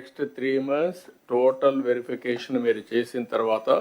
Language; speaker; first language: Telugu; native; Telugu